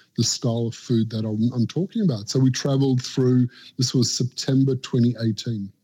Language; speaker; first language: English; native; English